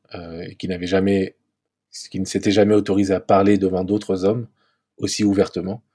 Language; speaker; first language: French; native; French